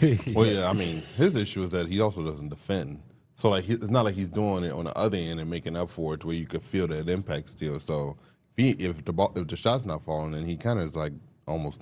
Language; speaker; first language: English; native; English